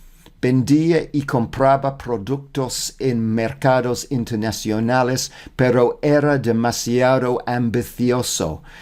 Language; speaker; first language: Spanish; non-native, learner; English